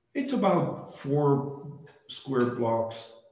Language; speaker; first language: English; non-native, fluent; Spanish